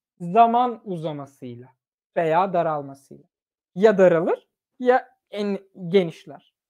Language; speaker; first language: Turkish; early bilingual, other home language; German